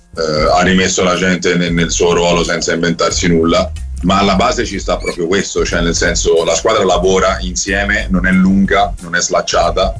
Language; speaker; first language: Italian; native; Italian